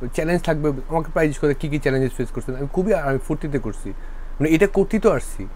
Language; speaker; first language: Bangla; early bilingual, heritage; Bangla